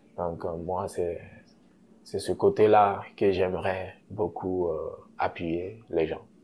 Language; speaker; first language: French; non-native, local second language; Susu